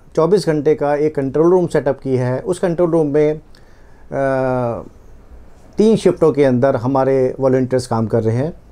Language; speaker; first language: Hindi; native; Hindi